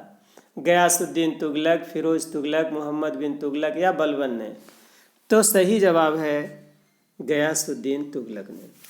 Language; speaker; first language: Hindi; non-native, local second language; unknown